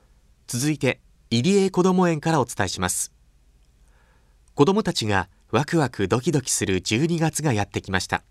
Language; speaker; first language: Japanese; native; Japanese